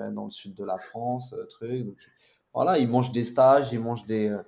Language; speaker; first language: French; native; French